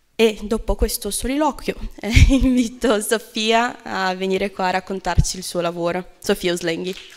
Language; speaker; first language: Italian; non-native, fluent; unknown